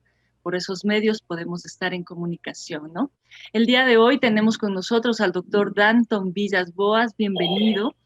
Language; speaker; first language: Spanish; native; Spanish